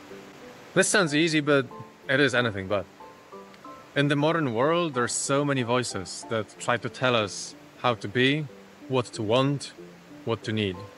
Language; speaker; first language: English; non-native, fluent; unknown